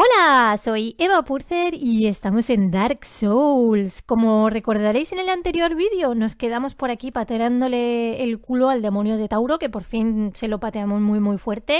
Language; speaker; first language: Spanish; native; Spanish